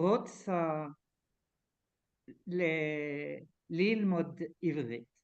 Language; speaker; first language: Hebrew; non-native, learner; French